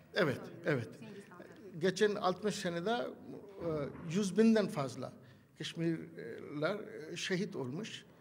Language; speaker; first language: Turkish; non-native, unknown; Urdu